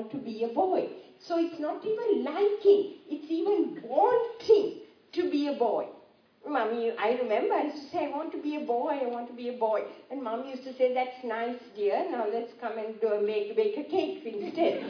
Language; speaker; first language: English; non-native, local second language; Sinhala